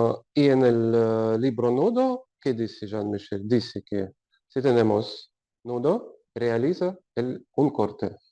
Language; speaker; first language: Spanish; non-native, learner; Russian